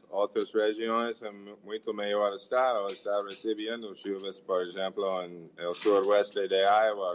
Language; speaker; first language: Portuguese; non-native, learner; English